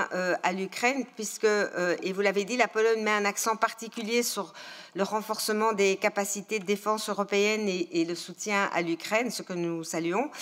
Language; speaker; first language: French; native; French